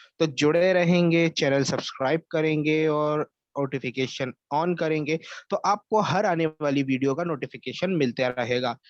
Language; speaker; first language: Urdu; native; Urdu